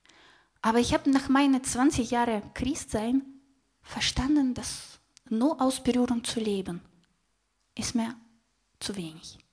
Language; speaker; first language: German; non-native, fluent; Russian